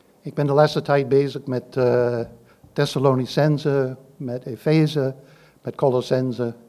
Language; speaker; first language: Dutch; non-native, fluent; English